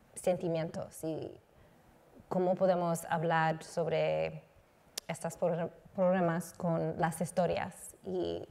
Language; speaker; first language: Spanish; non-native, learner; English